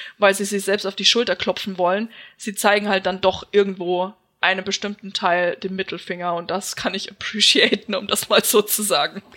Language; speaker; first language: German; native; German